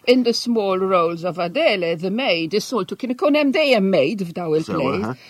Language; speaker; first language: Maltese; non-native, local second language; Italian